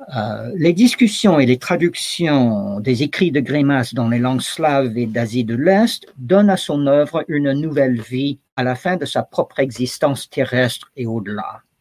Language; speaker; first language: French; non-native, fluent; English